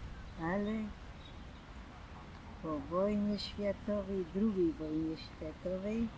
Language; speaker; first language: Polish; non-native, local second language; German